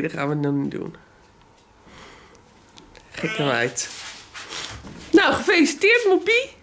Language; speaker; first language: Dutch; native; Dutch